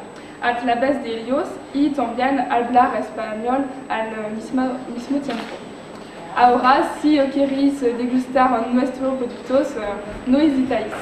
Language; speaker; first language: Spanish; non-native, learner; French